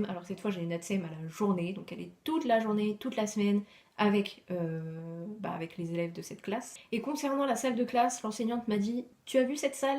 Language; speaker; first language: French; native; French